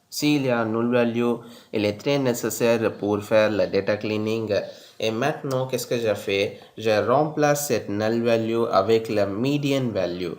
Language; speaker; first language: French; non-native, learner; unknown